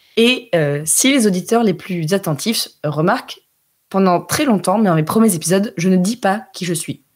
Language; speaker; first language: French; early bilingual, heritage; French